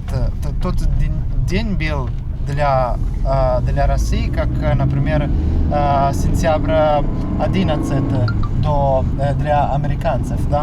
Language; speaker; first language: Russian; non-native, learner; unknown